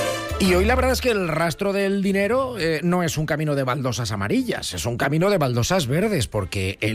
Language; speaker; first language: Spanish; native; Spanish